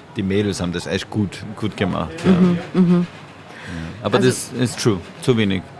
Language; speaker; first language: German; non-native, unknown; French